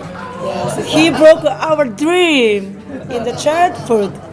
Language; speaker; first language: English; non-native, learner; Japanese